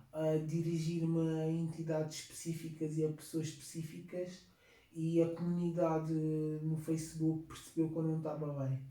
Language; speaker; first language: Portuguese; native; Portuguese